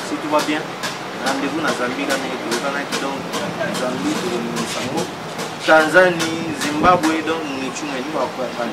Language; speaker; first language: French; non-native, local second language; Lingala